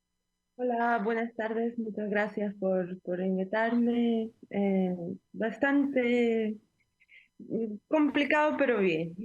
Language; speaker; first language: Spanish; non-native, fluent; Ukrainian